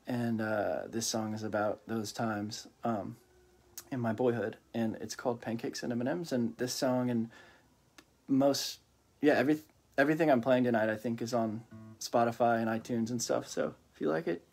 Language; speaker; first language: English; native; English